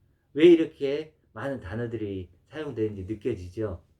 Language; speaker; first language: Korean; native; Korean